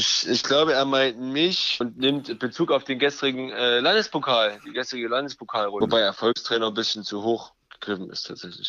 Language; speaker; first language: German; native; German